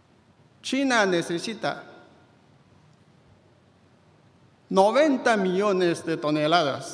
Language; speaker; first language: Spanish; non-native, fluent; Chinese